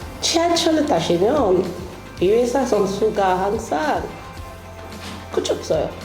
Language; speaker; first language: Korean; non-native, learner; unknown